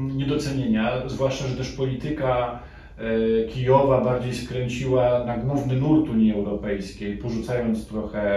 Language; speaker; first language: Polish; native; Polish